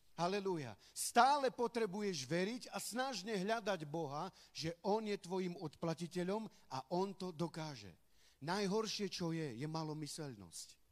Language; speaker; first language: Slovak; non-native, local second language; Romany